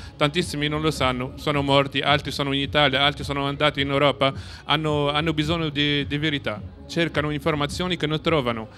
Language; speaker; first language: Italian; non-native, fluent; Arabic